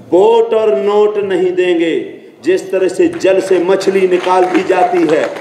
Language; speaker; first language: Hindi; native; Hindi